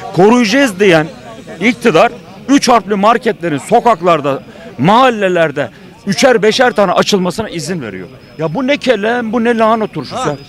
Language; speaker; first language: Turkish; native; Turkish